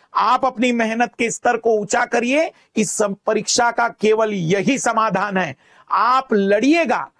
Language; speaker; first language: Hindi; native; Hindi